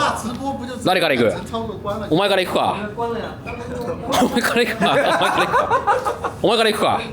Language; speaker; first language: Japanese; native; Japanese